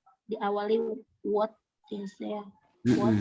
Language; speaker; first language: English; non-native, learner; Indonesian